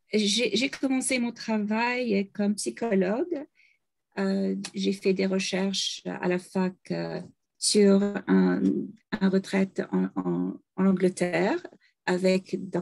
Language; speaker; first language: French; non-native, fluent; English